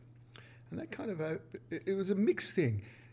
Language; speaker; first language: English; native; English